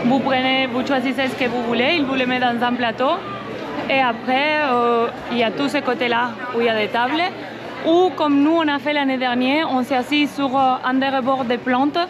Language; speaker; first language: French; non-native, fluent; Spanish